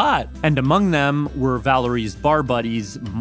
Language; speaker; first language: English; native; English